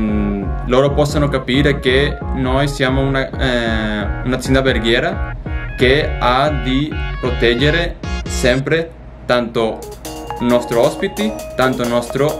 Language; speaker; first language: Italian; non-native, learner; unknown